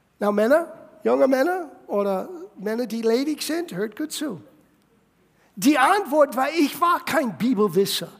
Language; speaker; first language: German; non-native, fluent; English